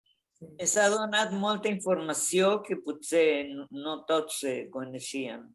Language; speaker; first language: Catalan; non-native, fluent; Spanish